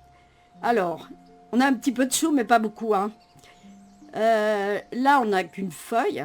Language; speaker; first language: French; native; French